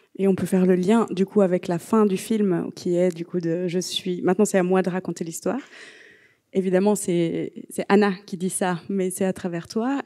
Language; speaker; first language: French; native; French